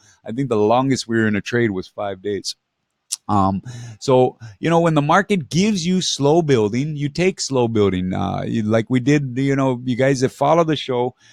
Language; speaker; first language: English; native; English